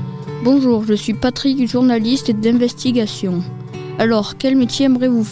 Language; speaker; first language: French; native; French